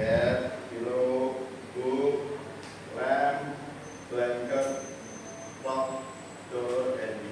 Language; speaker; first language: English; non-native, learner; Indonesian